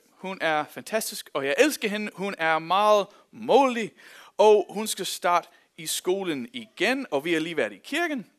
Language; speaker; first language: Danish; non-native, fluent; English